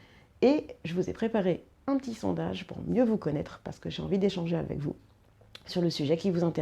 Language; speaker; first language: French; native; French